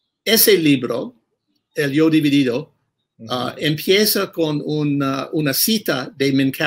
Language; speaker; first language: Spanish; non-native, fluent; English